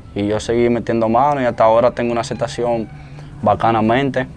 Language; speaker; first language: Spanish; native; Spanish